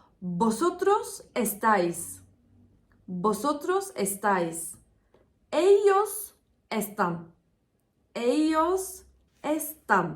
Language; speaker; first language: Spanish; non-native, fluent; Turkish